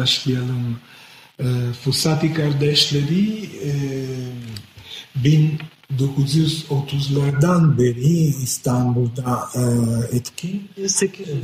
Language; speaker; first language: Turkish; non-native, fluent; Italian